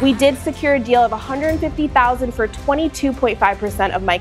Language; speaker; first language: English; native; English